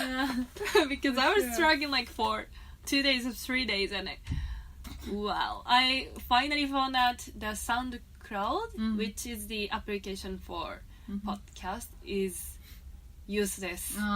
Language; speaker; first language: English; non-native, fluent; Japanese